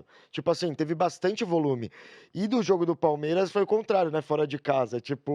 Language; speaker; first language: Portuguese; native; Portuguese